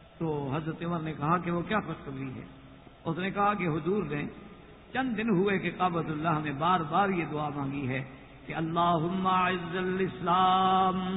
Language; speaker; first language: Urdu; native; Urdu